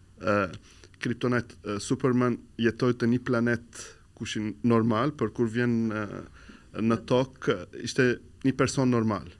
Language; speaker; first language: Albanian; non-native, learner; Arabic